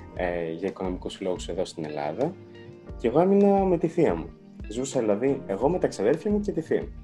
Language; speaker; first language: Greek; early bilingual, other home language; Ukrainian